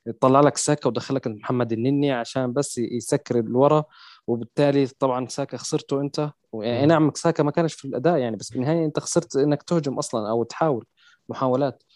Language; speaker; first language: Arabic; native; Arabic